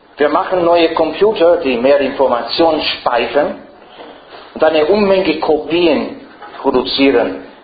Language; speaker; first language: German; non-native, fluent; English